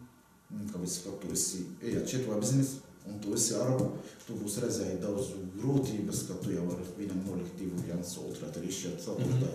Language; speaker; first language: Latvian; non-native, learner; Arabic